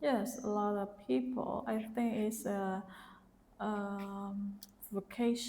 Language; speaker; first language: English; non-native, learner; Vietnamese